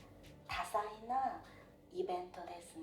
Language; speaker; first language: Japanese; non-native, fluent; Chinese